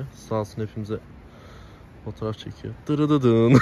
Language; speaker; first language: Turkish; native; Turkish